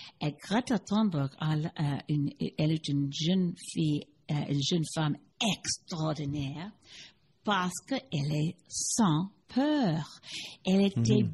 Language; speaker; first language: French; non-native, learner; English